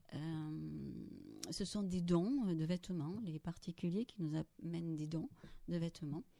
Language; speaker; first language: French; native; French